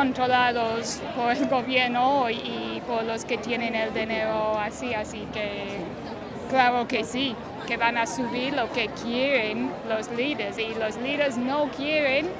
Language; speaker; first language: Spanish; non-native, fluent; English